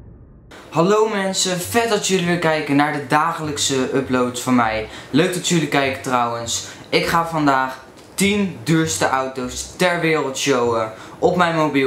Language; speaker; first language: Dutch; native; Dutch